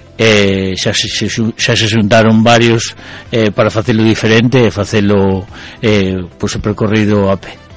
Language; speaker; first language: Galician; non-native, local second language; Spanish